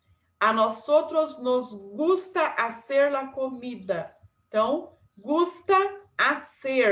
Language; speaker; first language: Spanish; non-native, fluent; Portuguese